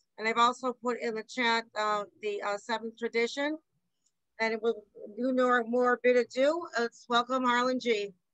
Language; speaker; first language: English; native; English